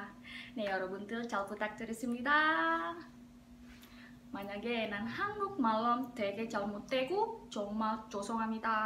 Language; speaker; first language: Korean; non-native, learner; Indonesian